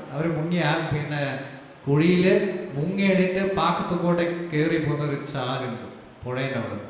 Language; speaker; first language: Malayalam; non-native, local second language; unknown